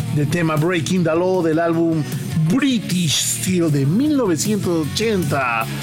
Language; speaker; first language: Spanish; native; Spanish